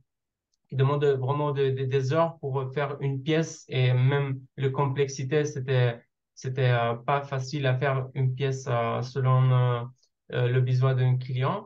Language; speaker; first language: French; non-native, learner; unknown